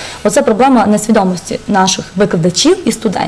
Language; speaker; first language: Ukrainian; native; Ukrainian